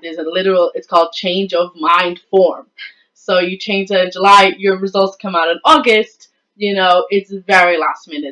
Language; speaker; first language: English; native; English